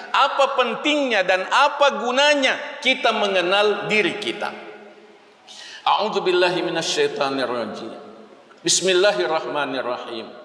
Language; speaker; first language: Malay; non-native, local second language; Buginese